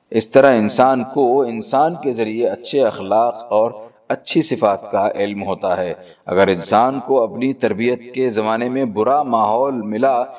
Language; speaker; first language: Urdu; native; Urdu